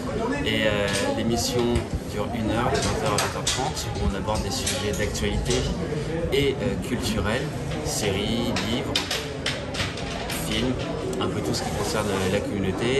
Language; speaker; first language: French; native; French